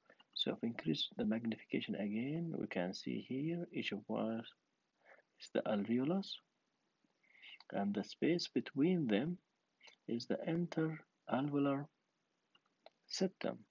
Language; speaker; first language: English; non-native, fluent; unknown